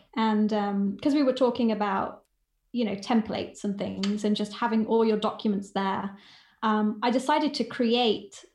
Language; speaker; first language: English; native; English